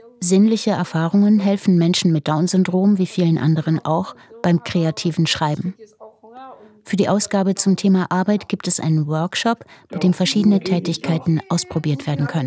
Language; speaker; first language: German; native; German